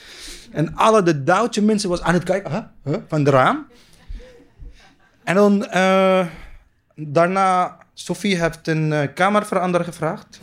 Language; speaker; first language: Dutch; non-native, learner; Arabic